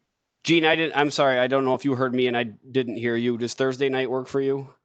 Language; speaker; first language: English; native; English